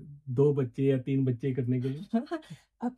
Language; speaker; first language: Hindi; native; Hindi